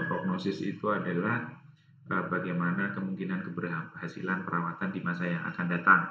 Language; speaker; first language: Indonesian; native; Indonesian